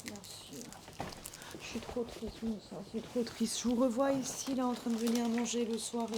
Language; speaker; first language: French; native; French